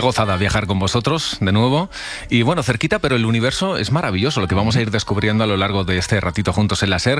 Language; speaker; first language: Spanish; native; Spanish